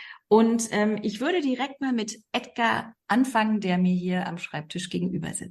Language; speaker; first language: German; native; German